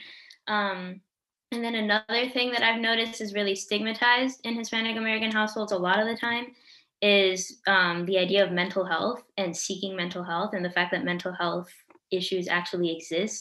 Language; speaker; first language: English; early bilingual, other home language; Spanish